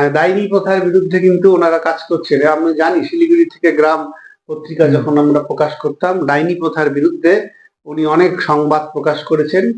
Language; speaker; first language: Bangla; native; Bangla